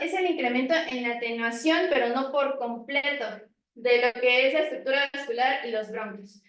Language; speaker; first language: Spanish; native; Spanish